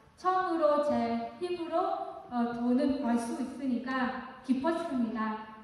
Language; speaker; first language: Korean; non-native, fluent; Vietnamese